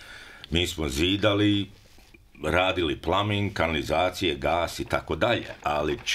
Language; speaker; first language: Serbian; early bilingual, heritage; English